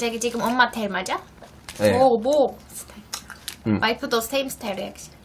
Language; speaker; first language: Korean; non-native, learner; Turkish